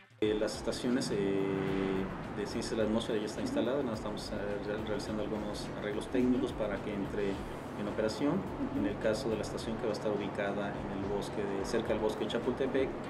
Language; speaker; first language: Spanish; native; Spanish